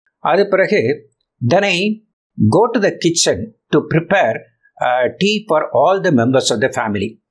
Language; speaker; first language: English; non-native, local second language; Tamil